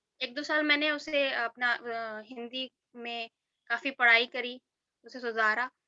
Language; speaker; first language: Hindi; native; Hindi